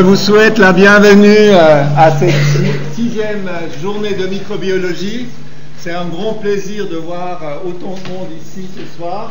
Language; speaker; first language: French; native; French